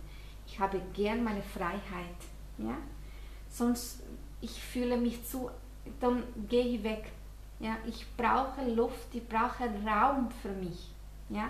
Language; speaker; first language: German; non-native, fluent; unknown